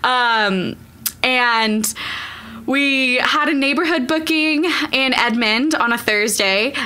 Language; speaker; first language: English; native; English